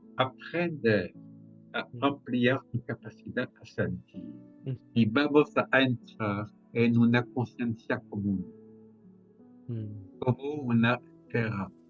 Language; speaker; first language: Spanish; non-native, fluent; French